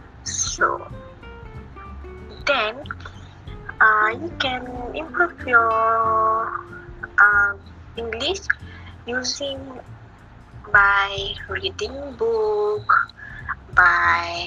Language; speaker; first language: English; non-native, learner; Malay